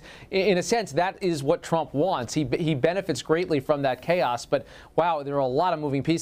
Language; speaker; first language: English; native; English